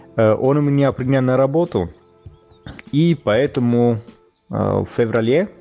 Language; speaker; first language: Russian; non-native, fluent; Italian